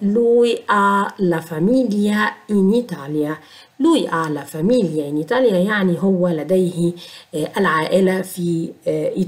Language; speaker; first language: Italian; non-native, fluent; Arabic